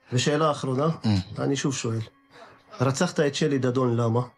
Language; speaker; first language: Hebrew; native; Hebrew